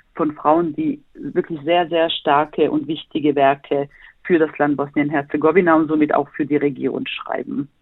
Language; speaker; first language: German; non-native, fluent; Bosnian